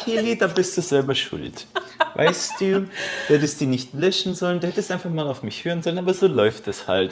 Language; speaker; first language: German; native; German